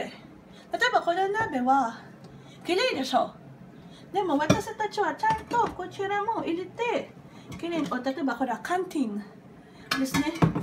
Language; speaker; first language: Japanese; non-native, fluent; Filipino